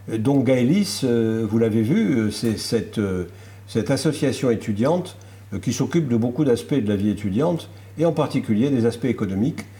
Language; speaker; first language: French; native; French